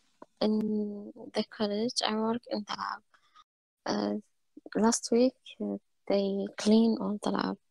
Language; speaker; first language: English; non-native, learner; Arabic